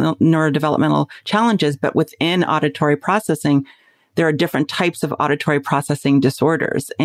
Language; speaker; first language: English; native; English